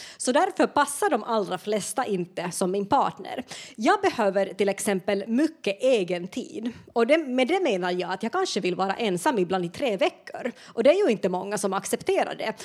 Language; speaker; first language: Swedish; non-native, local second language; Finnish